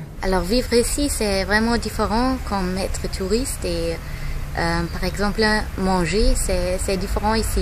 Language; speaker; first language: French; non-native, fluent; German